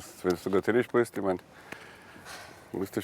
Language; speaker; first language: German; native; German